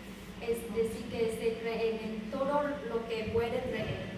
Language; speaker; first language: Spanish; non-native, learner; Vietnamese